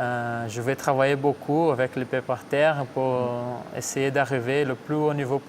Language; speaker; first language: French; non-native, fluent; Portuguese